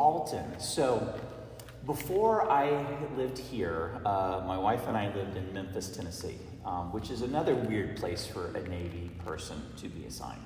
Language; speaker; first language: English; native; English